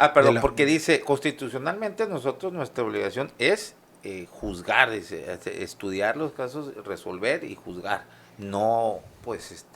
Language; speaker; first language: Spanish; native; Spanish